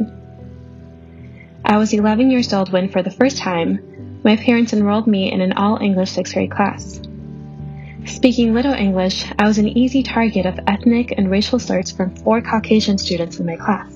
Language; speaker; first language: English; early bilingual, other home language; Spanish